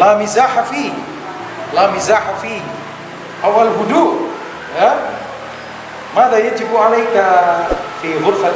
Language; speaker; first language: Arabic; non-native, fluent; Indonesian